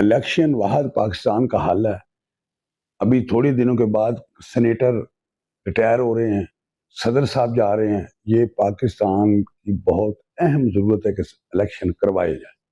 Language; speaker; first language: Urdu; non-native, local second language; Punjabi